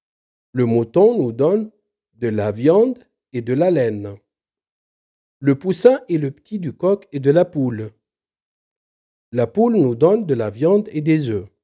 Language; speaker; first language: French; non-native, local second language; Arabic